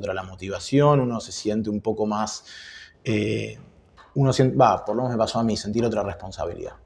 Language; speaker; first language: Spanish; native; Spanish